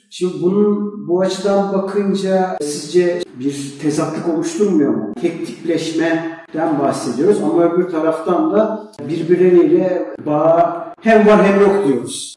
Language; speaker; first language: Turkish; native; Turkish